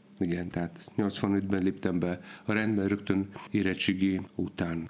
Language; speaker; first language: Hungarian; non-native, fluent; Polish